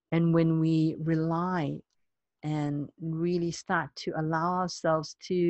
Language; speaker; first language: English; non-native, local second language; Cantonese